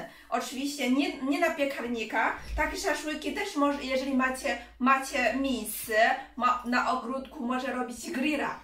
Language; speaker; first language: Polish; non-native, learner; Chinese